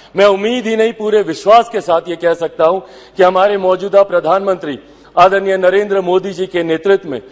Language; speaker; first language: Hindi; native; Hindi